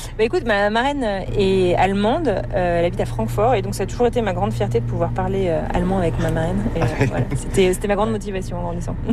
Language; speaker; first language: French; native; French